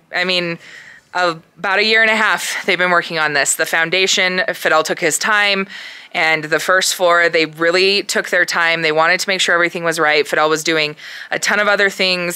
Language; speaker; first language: English; native; English